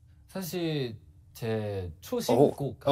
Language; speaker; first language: Korean; non-native, learner; Chinese